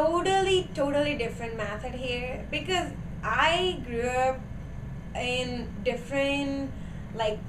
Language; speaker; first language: English; non-native, learner; Gujarati